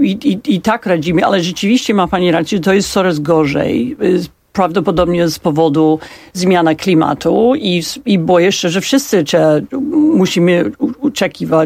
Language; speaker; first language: Polish; non-native, fluent; English